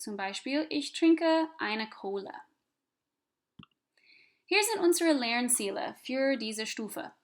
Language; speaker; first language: German; non-native, fluent; English